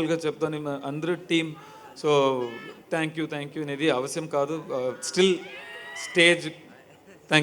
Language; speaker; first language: Telugu; non-native, learner; Tamil